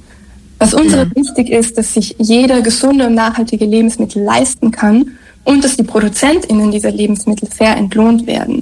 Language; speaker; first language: German; native; German